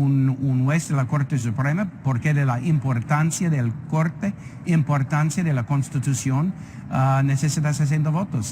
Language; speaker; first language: Spanish; non-native, fluent; English